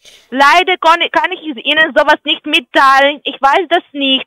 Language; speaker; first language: German; non-native, fluent; Ukrainian